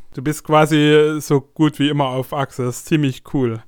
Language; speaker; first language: German; non-native, fluent; Ukrainian